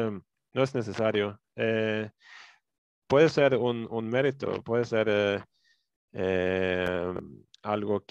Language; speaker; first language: Spanish; non-native, fluent; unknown